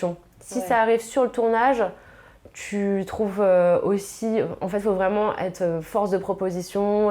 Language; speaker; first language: French; native; French